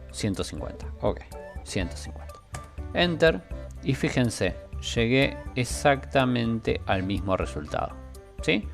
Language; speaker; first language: Spanish; native; Spanish